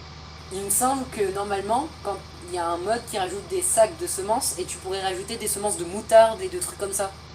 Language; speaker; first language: French; native; French